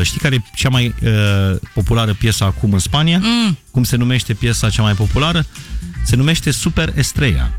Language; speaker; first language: Romanian; native; Romanian